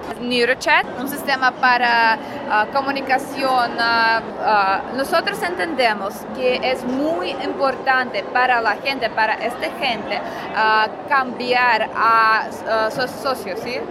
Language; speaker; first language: Spanish; non-native, learner; Russian